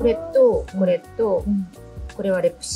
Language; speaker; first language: Japanese; native; Japanese